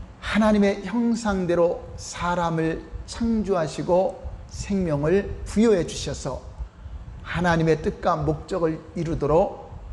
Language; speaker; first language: Korean; native; Korean